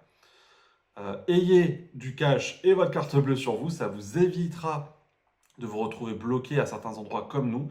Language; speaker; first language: French; native; French